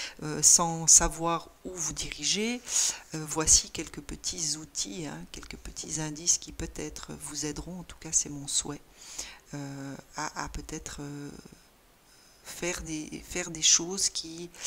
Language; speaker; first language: French; native; French